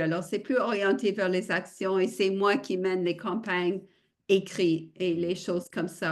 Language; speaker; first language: French; non-native, fluent; English